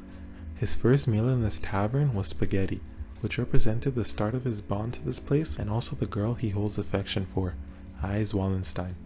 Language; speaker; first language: English; native; English